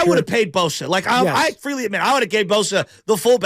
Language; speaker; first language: English; native; English